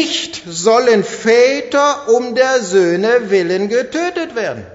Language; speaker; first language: German; native; German